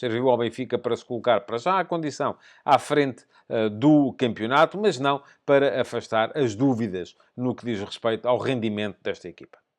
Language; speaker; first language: Portuguese; native; Portuguese